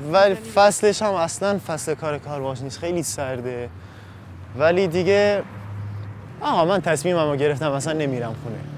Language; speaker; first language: Persian; non-native, local second language; Kurdish